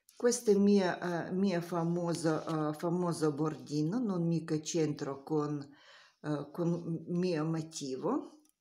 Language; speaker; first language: Italian; non-native, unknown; Russian